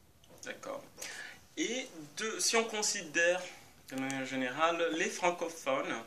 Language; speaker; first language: French; non-native, fluent; Portuguese